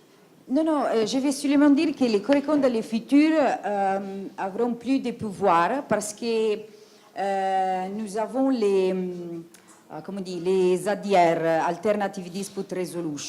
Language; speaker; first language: French; non-native, fluent; Italian